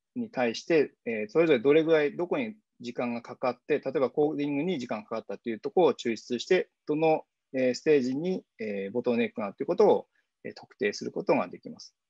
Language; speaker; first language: Japanese; native; Japanese